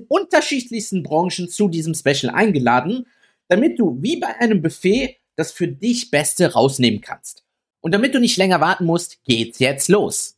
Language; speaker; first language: German; native; German